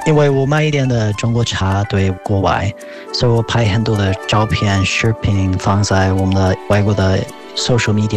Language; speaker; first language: Chinese; non-native, fluent; English